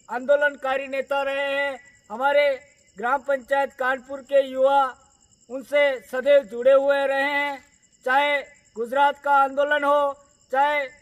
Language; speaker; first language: Hindi; native; Hindi